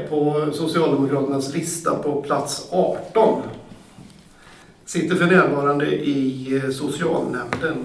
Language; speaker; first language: Swedish; native; Swedish